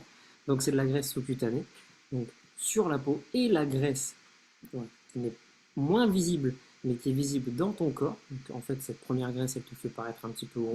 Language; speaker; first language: French; native; French